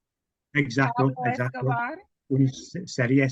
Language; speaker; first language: Spanish; non-native, learner; English